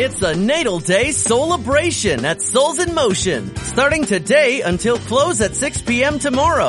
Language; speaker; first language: English; native; English